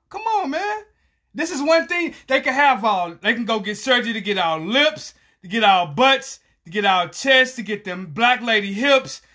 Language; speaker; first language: English; native; English